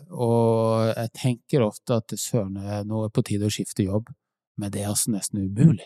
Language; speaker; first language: Norwegian; native; Norwegian